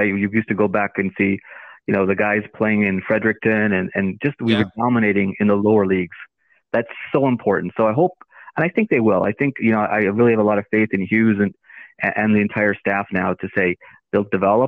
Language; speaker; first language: English; native; English